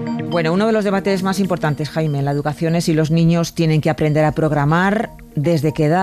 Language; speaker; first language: Spanish; native; Spanish